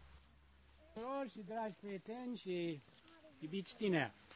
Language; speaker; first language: Romanian; non-native, learner; English